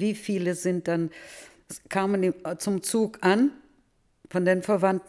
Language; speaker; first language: German; early bilingual, heritage; Russian